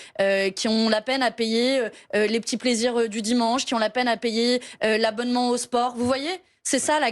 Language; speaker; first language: French; native; French